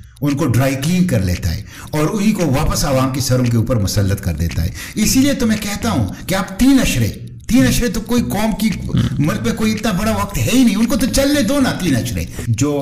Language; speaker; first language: Urdu; non-native, local second language; Pashto